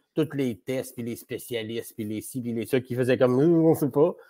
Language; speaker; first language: French; native; French